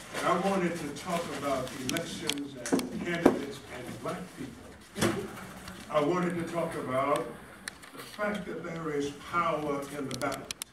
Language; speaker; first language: English; native; English